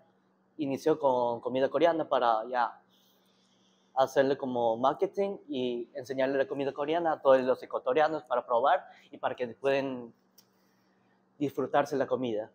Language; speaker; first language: Spanish; early bilingual, heritage; Korean